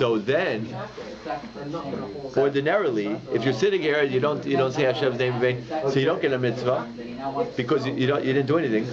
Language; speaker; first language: English; native; English